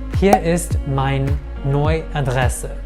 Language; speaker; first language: German; non-native, fluent; English